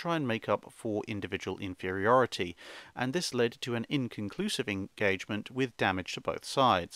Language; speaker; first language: English; native; English